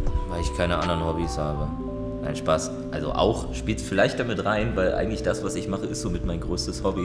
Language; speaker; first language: German; native; German